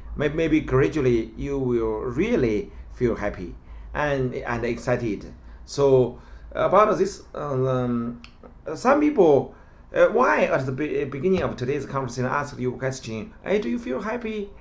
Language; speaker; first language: English; non-native, learner; Chinese